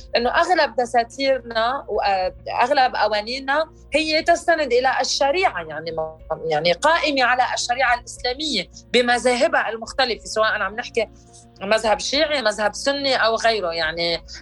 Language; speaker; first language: Arabic; native; Arabic